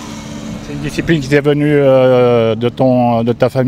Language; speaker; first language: French; native; French